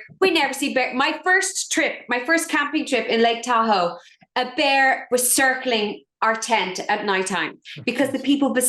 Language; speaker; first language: English; native; English